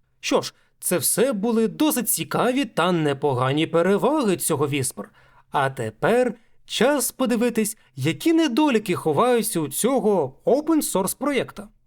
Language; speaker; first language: Ukrainian; native; Ukrainian